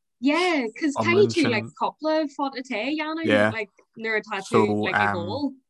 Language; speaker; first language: Irish; non-native, local second language; English